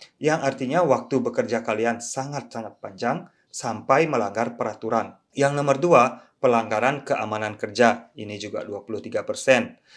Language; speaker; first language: Indonesian; early bilingual, other home language; Japanese